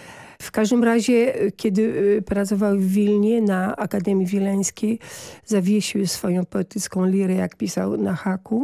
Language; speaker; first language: Polish; native; Polish